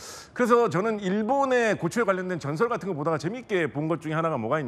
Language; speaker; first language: Korean; native; Korean